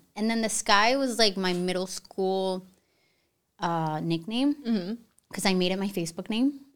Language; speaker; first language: English; early bilingual, other home language; Spanish